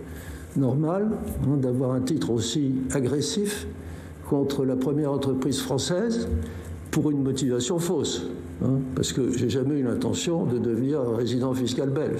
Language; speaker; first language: French; native; French